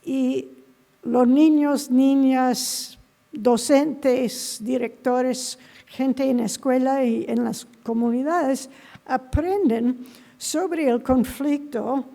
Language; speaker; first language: Spanish; non-native, fluent; English